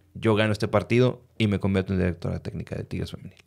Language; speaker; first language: Spanish; native; Spanish